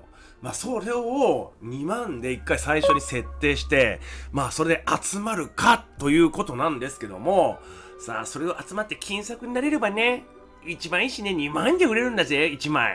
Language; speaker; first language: Japanese; native; Japanese